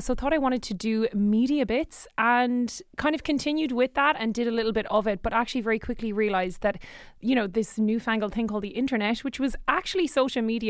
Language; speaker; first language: English; native; English